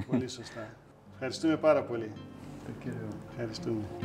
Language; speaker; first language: Greek; native; Greek